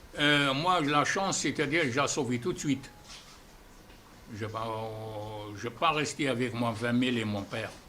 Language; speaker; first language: French; non-native, fluent; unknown